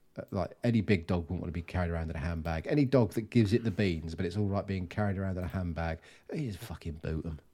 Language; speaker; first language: English; native; English